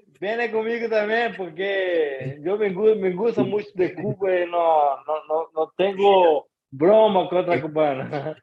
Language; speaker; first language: Spanish; non-native, learner; Portuguese